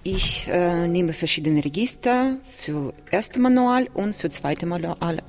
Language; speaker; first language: German; non-native, learner; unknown